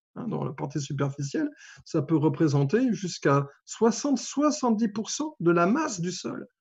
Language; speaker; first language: French; native; French